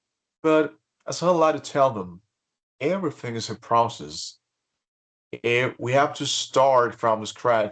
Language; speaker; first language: English; non-native, fluent; Spanish